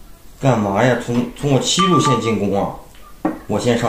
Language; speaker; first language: Chinese; native; Chinese